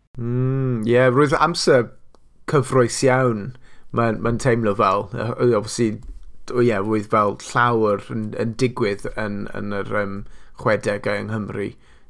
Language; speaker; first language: Welsh; non-native, local second language; English